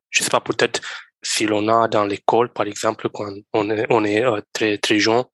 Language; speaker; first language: French; non-native, learner; Romanian